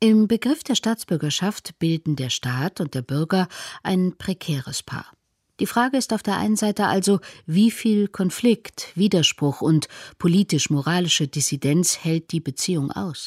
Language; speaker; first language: German; native; German